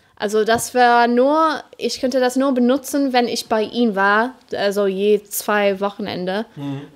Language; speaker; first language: German; non-native, fluent; English